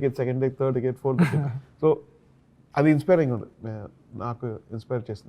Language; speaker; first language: Telugu; non-native, learner; Tamil